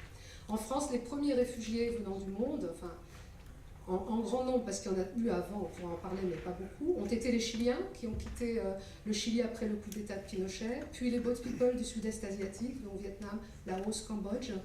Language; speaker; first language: French; native; French